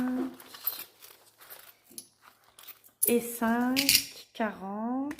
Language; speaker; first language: French; native; French